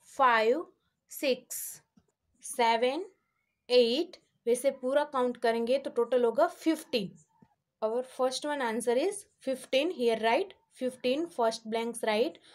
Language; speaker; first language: Hindi; non-native, local second language; Gujarati